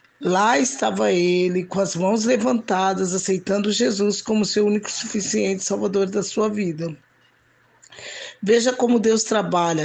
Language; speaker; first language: Portuguese; native; Portuguese